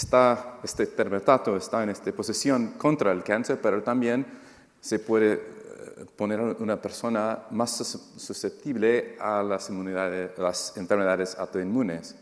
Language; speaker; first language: Spanish; non-native, fluent; English